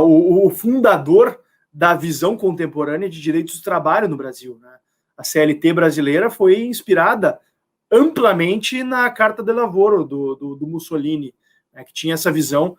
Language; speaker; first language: Portuguese; native; Portuguese